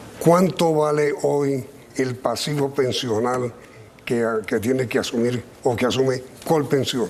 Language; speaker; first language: Spanish; native; Spanish